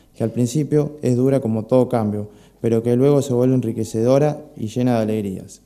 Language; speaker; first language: Spanish; native; Spanish